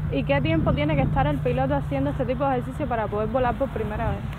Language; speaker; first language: Spanish; native; Spanish